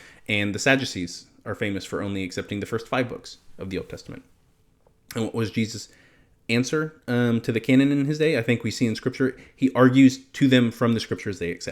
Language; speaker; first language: English; native; English